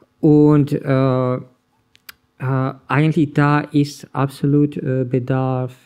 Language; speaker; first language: German; non-native, learner; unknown